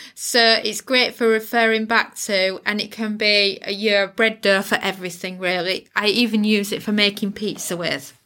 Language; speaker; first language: English; native; English